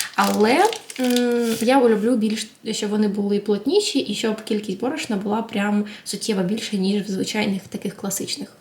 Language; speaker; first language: Ukrainian; non-native, local second language; Russian